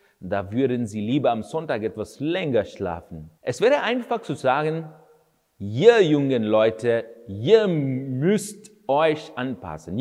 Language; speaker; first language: German; non-native, fluent; Kannada